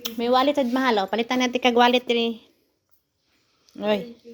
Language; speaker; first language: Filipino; non-native, local second language; Cebuano